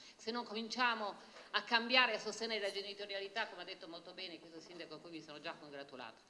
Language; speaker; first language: Italian; native; Italian